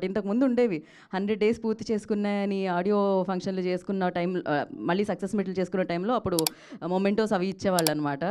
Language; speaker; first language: Telugu; native; Telugu